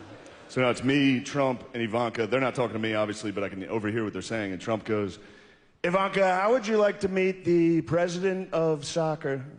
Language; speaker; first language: English; native; English